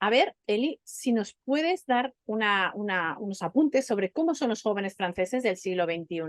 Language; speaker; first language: Spanish; native; Spanish